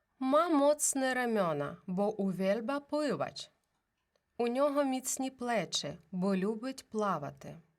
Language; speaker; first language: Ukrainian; native; Ukrainian